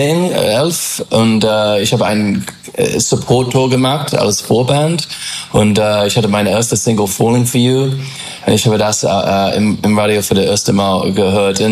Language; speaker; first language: German; non-native, fluent; English